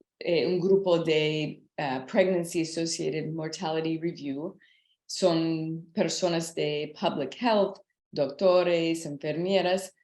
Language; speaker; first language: Spanish; non-native, learner; English